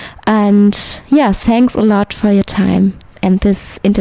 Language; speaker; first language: English; non-native, fluent; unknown